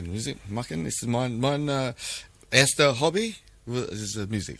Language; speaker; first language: German; non-native, learner; English